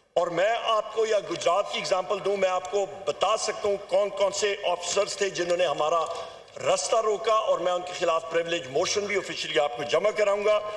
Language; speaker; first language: Urdu; non-native, local second language; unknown